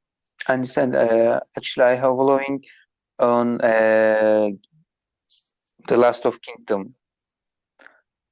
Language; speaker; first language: English; non-native, learner; Turkish